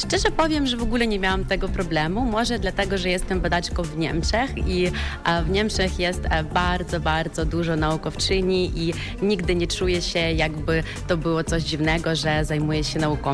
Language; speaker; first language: Polish; non-native, fluent; Ukrainian